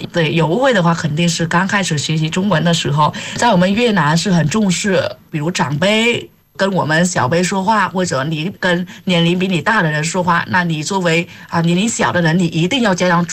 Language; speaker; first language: Chinese; non-native, fluent; Vietnamese